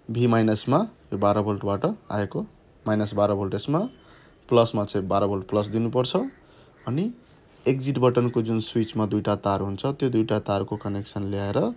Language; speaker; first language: Nepali; native; Nepali